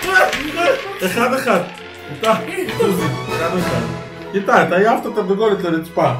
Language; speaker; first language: Hebrew; native; Hebrew